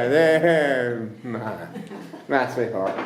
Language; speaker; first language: Spanish; non-native, learner; English